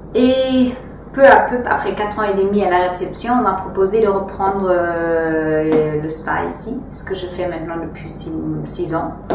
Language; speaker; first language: French; non-native, fluent; German